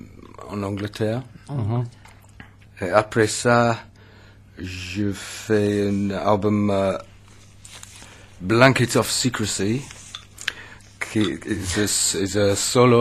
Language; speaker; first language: French; non-native, learner; English